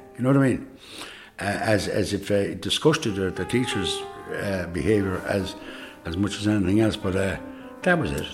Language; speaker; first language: English; native; English